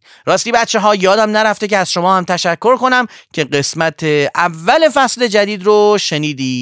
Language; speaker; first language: Persian; native; Persian